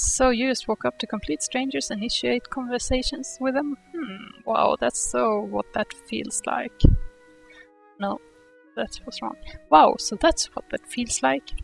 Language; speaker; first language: English; non-native, fluent; Swedish